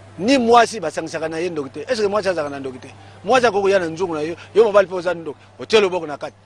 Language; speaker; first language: Lingala; non-native, local second language; Kongo